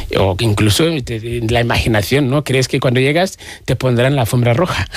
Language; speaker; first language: Spanish; non-native, fluent; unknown